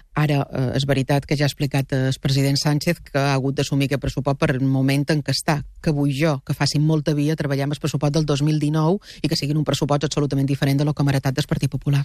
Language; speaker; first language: Catalan; native; Catalan